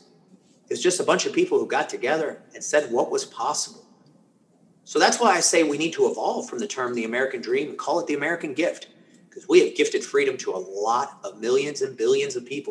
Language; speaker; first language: English; early bilingual, other home language; Spanish